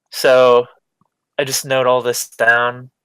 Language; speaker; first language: English; native; English